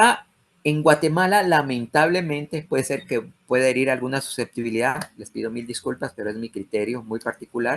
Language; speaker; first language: Spanish; native; Spanish